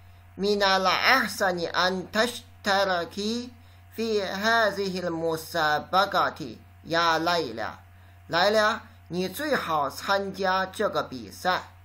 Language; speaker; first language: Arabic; non-native, learner; Chinese